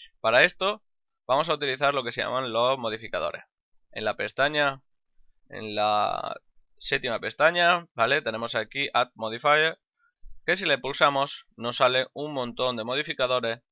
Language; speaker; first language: Spanish; native; Spanish